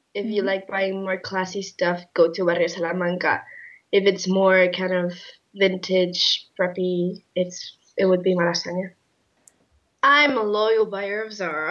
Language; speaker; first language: English; non-native, fluent; Spanish